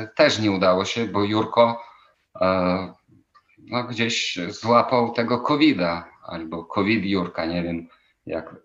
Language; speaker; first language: Polish; non-native, fluent; Ukrainian